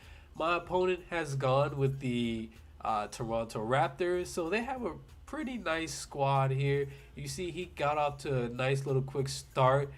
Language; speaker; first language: English; native; English